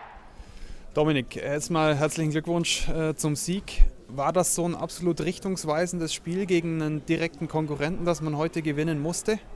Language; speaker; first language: German; native; German